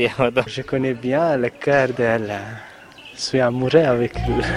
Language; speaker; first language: French; non-native, learner; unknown